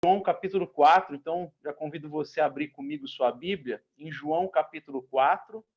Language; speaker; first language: Portuguese; native; Portuguese